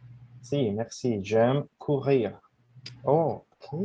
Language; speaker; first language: French; non-native, learner; English